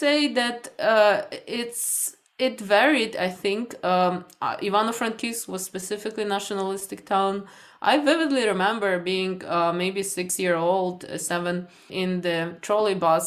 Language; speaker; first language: English; non-native, fluent; Ukrainian